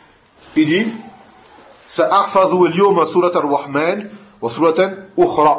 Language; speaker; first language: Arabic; non-native, fluent; French